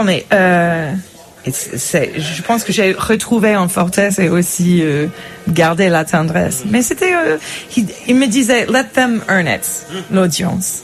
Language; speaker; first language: French; non-native, fluent; English